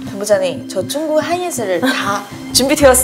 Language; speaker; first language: Korean; non-native, learner; Chinese